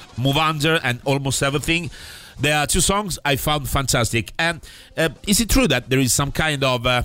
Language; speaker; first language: English; non-native, fluent; Italian